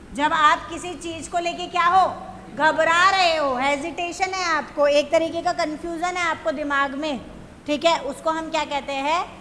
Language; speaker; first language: Hindi; native; Hindi